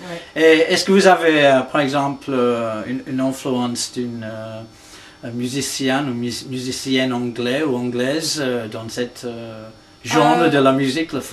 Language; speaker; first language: French; non-native, fluent; English